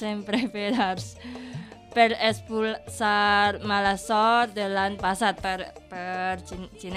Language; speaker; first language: Catalan; non-native, learner; Indonesian